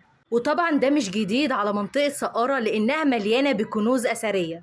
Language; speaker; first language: Arabic; native; Arabic